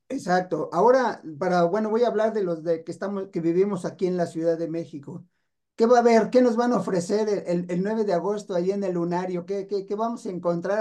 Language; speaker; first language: Spanish; native; Spanish